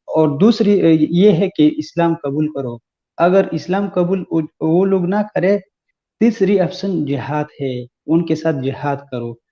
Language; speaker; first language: Hindi; non-native, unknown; Pashto